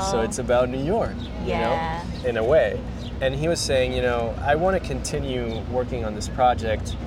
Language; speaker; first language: English; non-native, fluent; Spanish